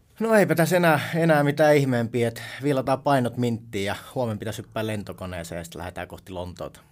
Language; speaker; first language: Finnish; native; Finnish